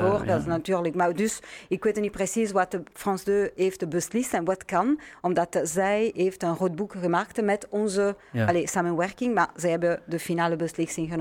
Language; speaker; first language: Dutch; non-native, learner; French